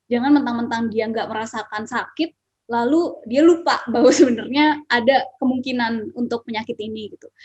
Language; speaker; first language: Indonesian; native; Indonesian